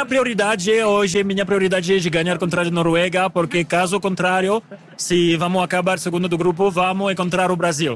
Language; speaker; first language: Portuguese; non-native, fluent; French